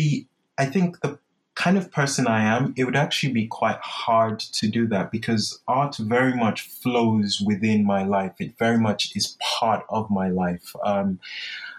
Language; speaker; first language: English; non-native, local second language; Yoruba